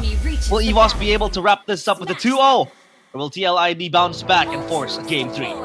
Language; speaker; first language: English; non-native, fluent; Indonesian